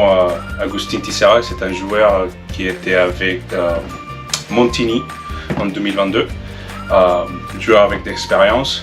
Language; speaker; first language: French; non-native, fluent; Spanish